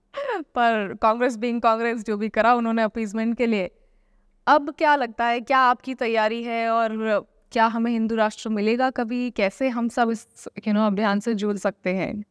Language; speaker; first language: Hindi; native; Hindi